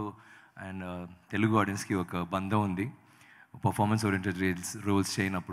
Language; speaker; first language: Telugu; non-native, local second language; Tamil